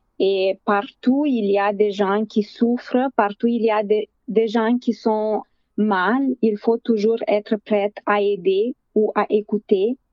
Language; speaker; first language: French; non-native, fluent; Romanian